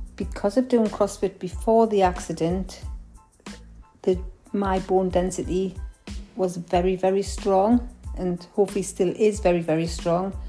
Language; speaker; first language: English; native; English